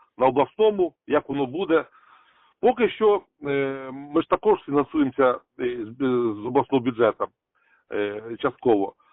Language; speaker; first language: Ukrainian; native; Ukrainian